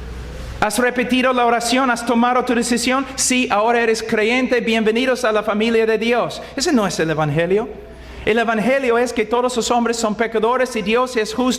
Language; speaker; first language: Spanish; non-native, fluent; English